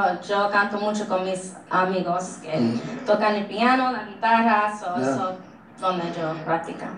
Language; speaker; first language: Spanish; early bilingual, heritage; English